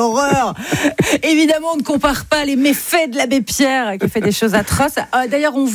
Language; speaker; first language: French; native; French